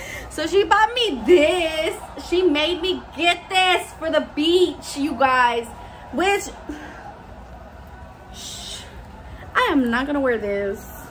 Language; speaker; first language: English; early bilingual, other home language; Spanish